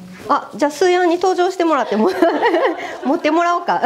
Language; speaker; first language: Japanese; native; Japanese